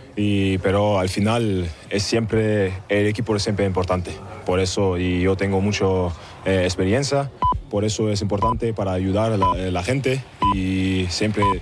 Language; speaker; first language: Spanish; non-native, fluent; German